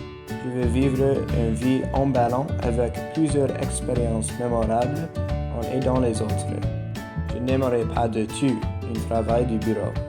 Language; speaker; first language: French; non-native, learner; English